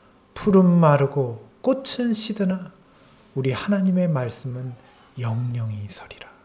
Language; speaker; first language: Korean; native; Korean